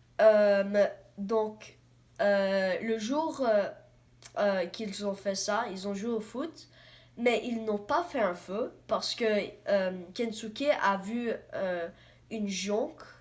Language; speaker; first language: French; non-native, learner; English